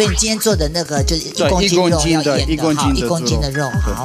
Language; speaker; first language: Chinese; native; Chinese